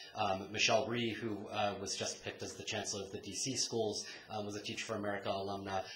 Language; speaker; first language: English; native; English